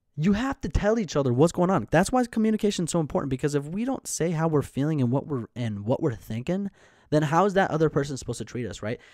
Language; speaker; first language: English; native; English